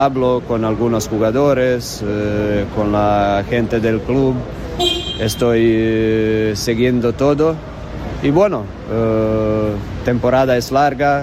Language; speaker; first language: Spanish; non-native, fluent; Croatian